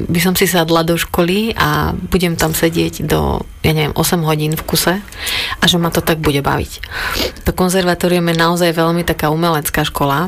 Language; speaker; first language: Slovak; native; Slovak